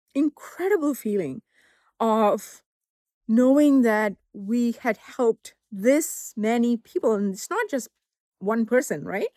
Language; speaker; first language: English; non-native, local second language; Tamil